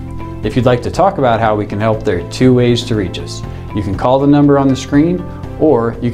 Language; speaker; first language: English; native; English